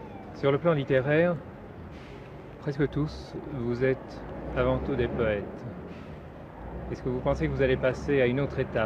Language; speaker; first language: French; native; French